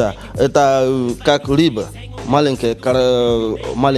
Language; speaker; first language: Russian; non-native, learner; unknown